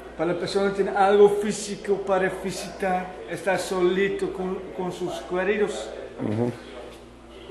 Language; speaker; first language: Spanish; non-native, fluent; Dutch